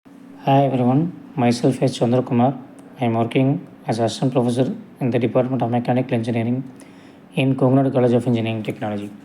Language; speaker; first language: English; non-native, local second language; Tamil